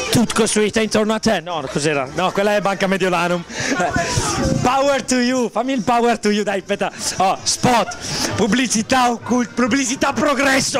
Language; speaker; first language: Italian; native; Italian